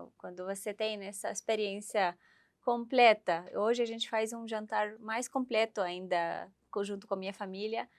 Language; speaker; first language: Portuguese; non-native, fluent; Arabic